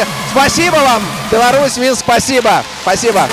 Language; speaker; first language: Russian; native; Russian